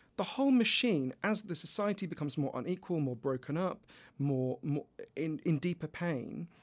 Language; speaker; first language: English; native; English